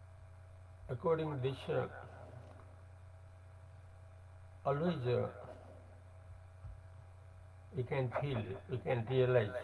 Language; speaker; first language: English; non-native, learner; Nepali